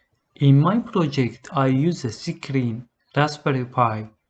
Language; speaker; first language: English; non-native, learner; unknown